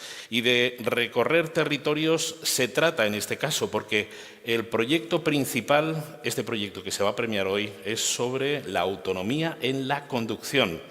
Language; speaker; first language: Spanish; native; Spanish